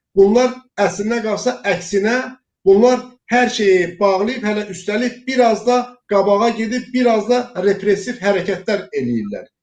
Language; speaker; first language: Azerbaijani; non-native, local second language; Talysh